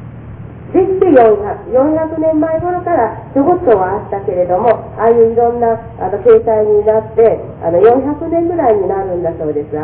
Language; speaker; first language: Japanese; native; Japanese